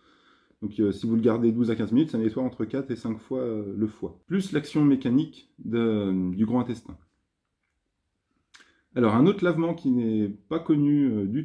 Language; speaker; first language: French; native; French